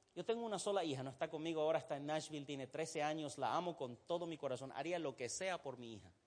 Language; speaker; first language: Spanish; non-native, fluent; Arabic